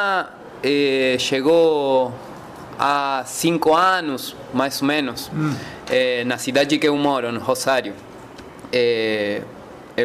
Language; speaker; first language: Portuguese; non-native, learner; Spanish